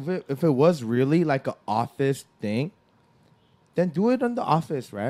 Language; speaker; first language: English; native; English